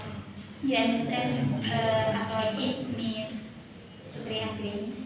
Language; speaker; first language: English; non-native, learner; Indonesian